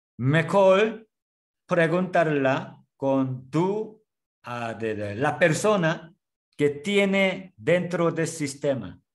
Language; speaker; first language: Spanish; non-native, learner; Korean